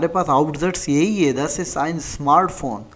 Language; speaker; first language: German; non-native, fluent; Hindi